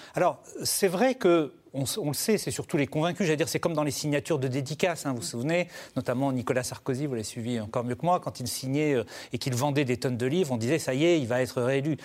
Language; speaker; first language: French; native; French